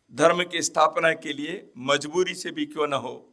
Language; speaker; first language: Hindi; non-native, local second language; Kannada